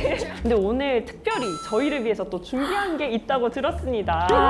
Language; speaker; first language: Korean; native; Korean